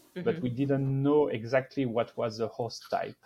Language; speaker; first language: English; non-native, fluent; French